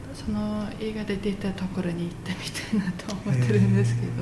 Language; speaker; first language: Japanese; non-native, fluent; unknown